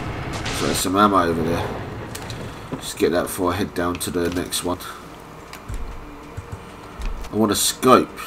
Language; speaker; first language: English; native; English